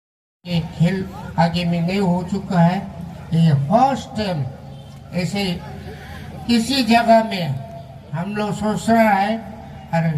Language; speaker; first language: Hindi; non-native, local second language; Bodo